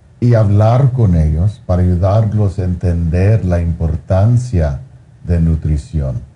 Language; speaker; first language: Spanish; early bilingual, heritage; Spanish